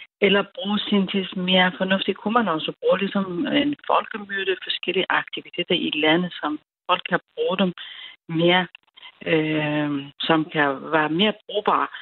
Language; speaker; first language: Danish; non-native, learner; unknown